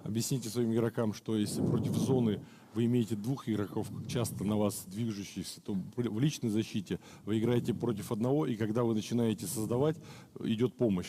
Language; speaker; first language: Russian; native; Russian